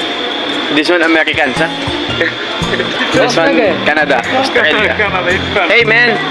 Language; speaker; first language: English; non-native, learner; Filipino